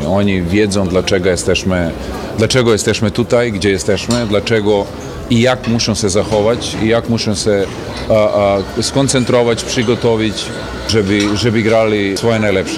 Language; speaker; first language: Polish; non-native, fluent; Serbian